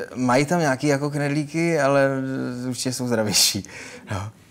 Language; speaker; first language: Czech; native; Czech